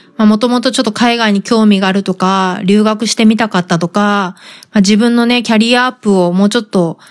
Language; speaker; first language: Japanese; native; Japanese